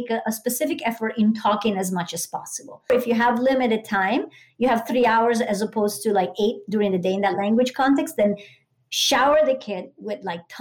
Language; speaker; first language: English; non-native, fluent; Italian